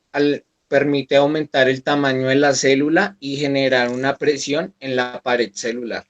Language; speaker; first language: Spanish; native; Spanish